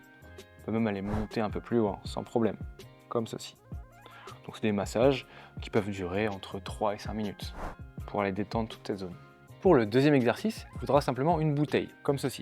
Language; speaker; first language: French; native; French